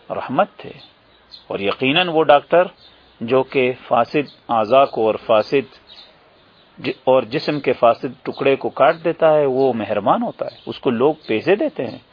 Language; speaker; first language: Urdu; native; Urdu